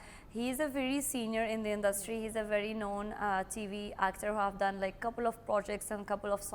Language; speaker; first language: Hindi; non-native, learner; Arabic